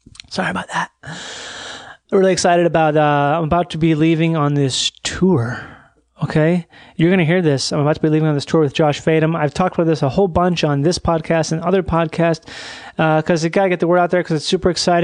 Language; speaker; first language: English; native; English